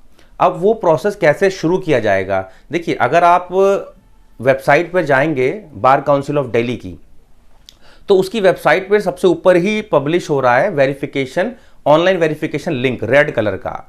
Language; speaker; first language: Hindi; native; Hindi